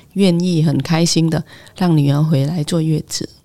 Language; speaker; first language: Chinese; non-native, fluent; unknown